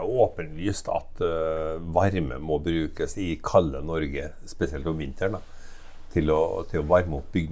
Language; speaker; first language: Norwegian; native; Norwegian